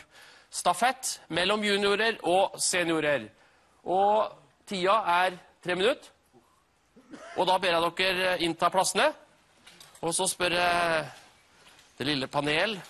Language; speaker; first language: Norwegian; native; Norwegian